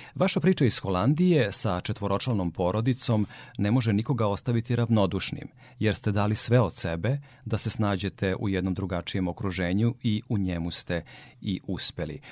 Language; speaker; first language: Serbian; native; Serbian